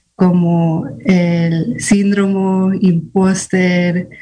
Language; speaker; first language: Spanish; early bilingual, heritage; Spanish